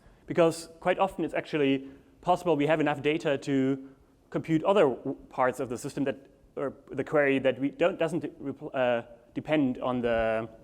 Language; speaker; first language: English; non-native, fluent; German